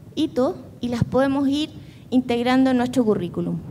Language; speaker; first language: Spanish; native; Spanish